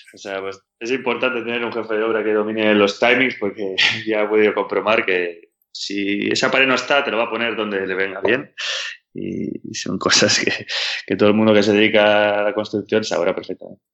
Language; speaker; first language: Spanish; native; Spanish